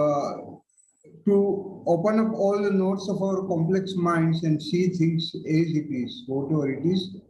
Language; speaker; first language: English; non-native, local second language; Hindi